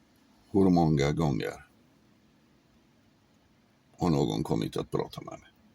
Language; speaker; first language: Swedish; non-native, fluent; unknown